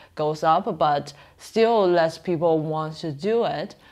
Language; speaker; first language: English; non-native, fluent; Chinese